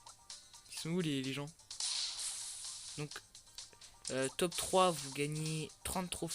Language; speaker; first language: French; native; French